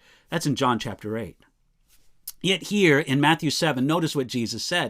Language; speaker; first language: English; native; English